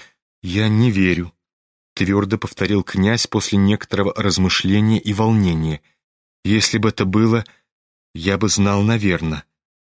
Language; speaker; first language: Russian; native; Russian